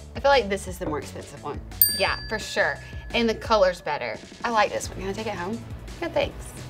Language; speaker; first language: English; native; English